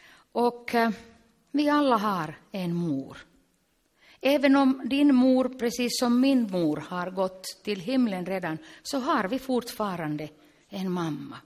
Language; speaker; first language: Swedish; non-native, local second language; Finnish